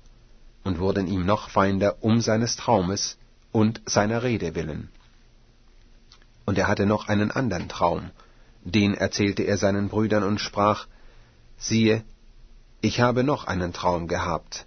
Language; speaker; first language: German; native; German